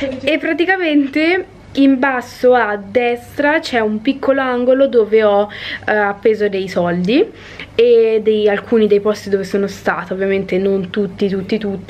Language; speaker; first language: Italian; native; Italian